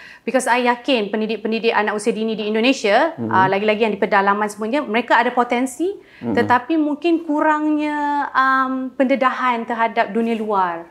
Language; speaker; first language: Malay; native; Malay